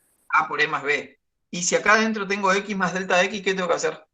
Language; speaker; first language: Spanish; native; Spanish